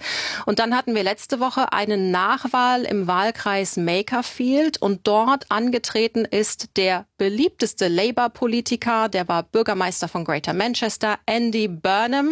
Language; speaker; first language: German; native; German